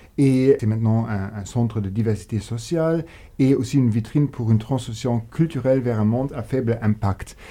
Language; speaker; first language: French; non-native, local second language; Luxembourgish